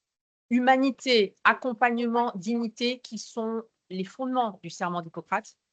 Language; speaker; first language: French; native; French